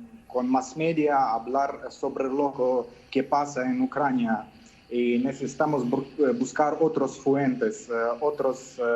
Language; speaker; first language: Spanish; non-native, fluent; Ukrainian